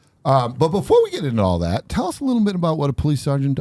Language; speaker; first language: English; native; English